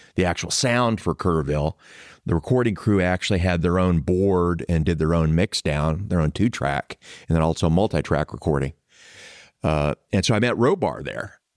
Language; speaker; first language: English; native; English